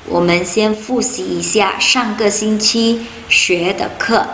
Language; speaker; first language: Chinese; non-native, fluent; Indonesian